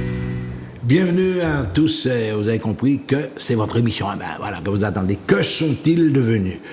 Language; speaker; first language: French; native; French